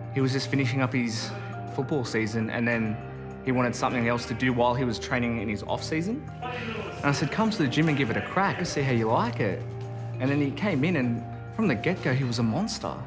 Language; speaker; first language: English; native; English